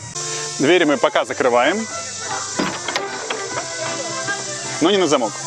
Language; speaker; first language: Russian; native; Russian